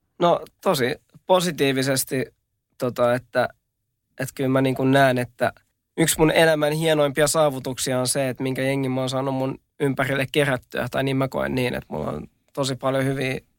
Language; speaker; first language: Finnish; native; Finnish